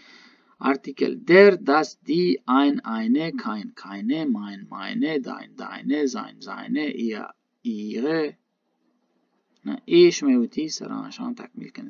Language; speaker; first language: German; non-native, learner; Baluchi